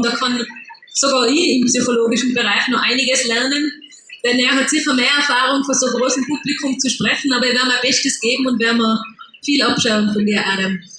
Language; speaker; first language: German; native; German